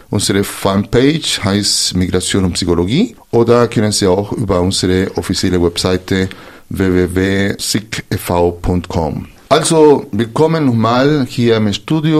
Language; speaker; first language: German; non-native, fluent; Spanish